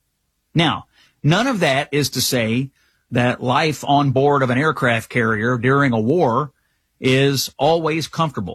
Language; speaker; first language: English; native; English